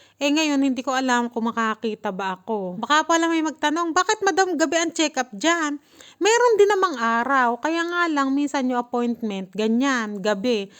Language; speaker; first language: Filipino; native; Filipino